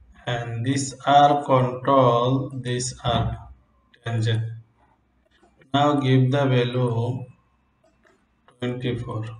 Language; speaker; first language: English; non-native, local second language; Bangla